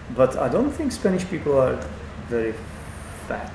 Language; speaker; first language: English; non-native, fluent; Czech